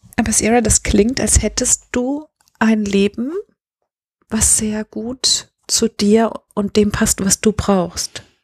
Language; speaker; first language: German; native; German